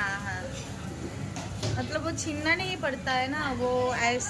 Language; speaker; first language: Hindi; non-native, local second language; Bangla